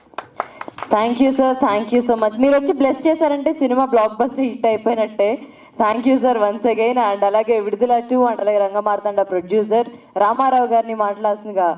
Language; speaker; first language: Telugu; native; Telugu